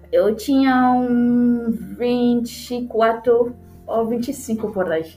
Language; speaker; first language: Portuguese; non-native, learner; Haitian Creole